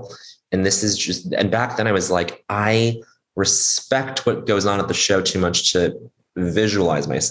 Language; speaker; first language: English; native; English